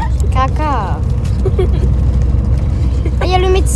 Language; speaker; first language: French; native; French